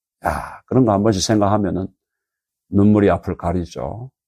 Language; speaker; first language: Korean; native; Korean